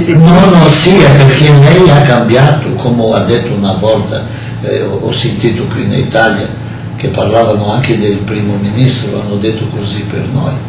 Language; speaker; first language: Italian; non-native, fluent; Portuguese